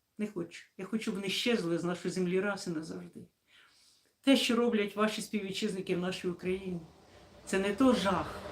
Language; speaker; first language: Ukrainian; non-native, local second language; Russian